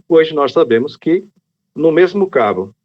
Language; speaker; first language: Portuguese; native; Portuguese